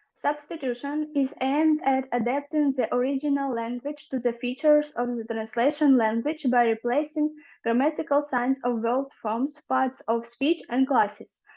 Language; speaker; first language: English; non-native, fluent; Ukrainian